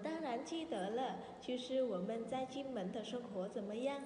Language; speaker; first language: Chinese; non-native, learner; Vietnamese